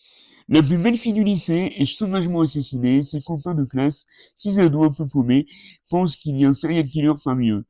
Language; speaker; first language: French; native; French